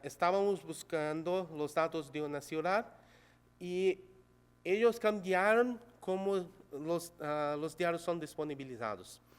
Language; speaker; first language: Spanish; non-native, local second language; Portuguese